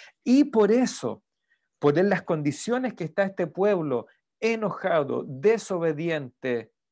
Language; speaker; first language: Spanish; native; Spanish